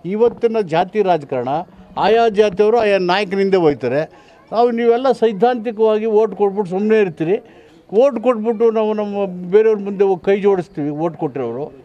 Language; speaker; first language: Kannada; native; Kannada